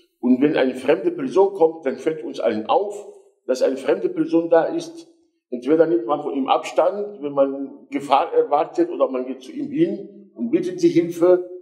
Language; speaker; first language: German; non-native, fluent; Arabic